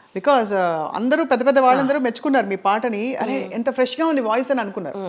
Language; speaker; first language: Telugu; native; Telugu